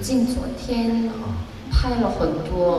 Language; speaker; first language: Chinese; non-native, learner; Korean